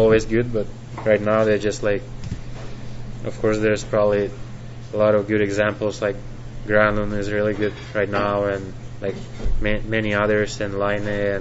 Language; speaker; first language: English; non-native, fluent; Finnish